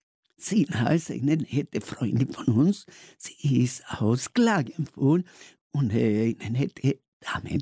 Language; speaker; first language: German; non-native, learner; Spanish